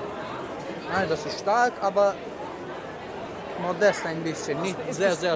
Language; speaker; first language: German; non-native, learner; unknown